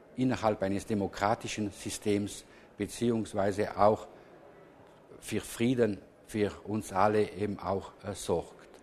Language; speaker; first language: German; non-native, local second language; Ladin